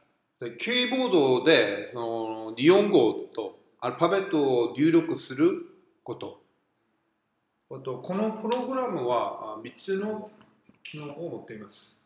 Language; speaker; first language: Japanese; non-native, fluent; Korean